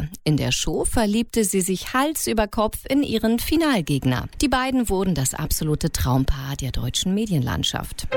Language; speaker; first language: German; native; German